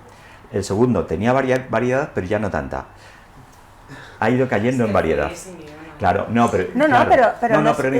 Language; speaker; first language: Spanish; native; Spanish